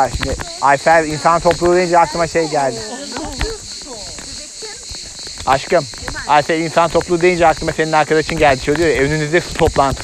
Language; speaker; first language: Turkish; native; Turkish